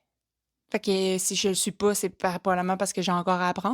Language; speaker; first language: French; native; French